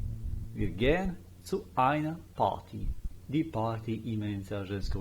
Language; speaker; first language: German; non-native, fluent; Bosnian